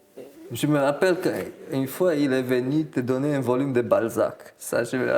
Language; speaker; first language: French; non-native, fluent; Romanian